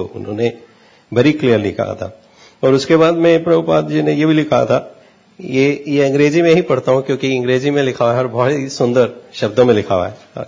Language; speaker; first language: Hindi; native; Hindi